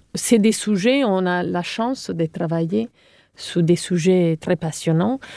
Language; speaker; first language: French; non-native, fluent; Italian